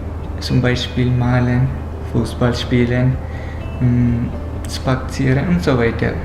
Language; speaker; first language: German; non-native, learner; Malayalam